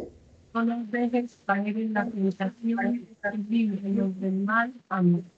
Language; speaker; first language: Spanish; native; Spanish